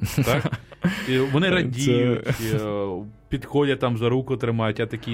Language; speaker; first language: Ukrainian; native; Ukrainian